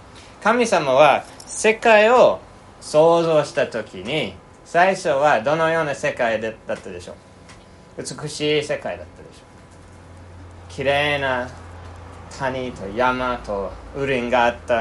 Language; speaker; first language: Japanese; non-native, fluent; English